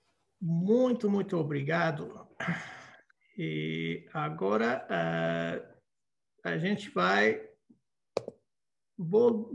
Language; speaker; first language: Portuguese; non-native, fluent; English